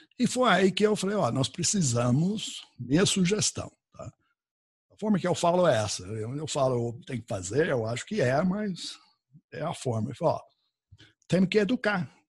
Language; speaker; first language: Portuguese; non-native, fluent; English